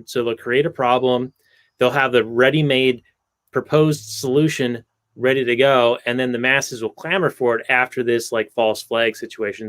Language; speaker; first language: English; native; English